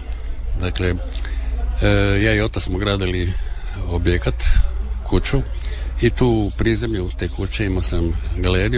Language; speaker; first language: Serbian; native; Serbian